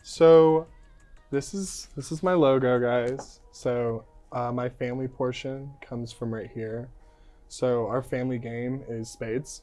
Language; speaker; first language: English; native; English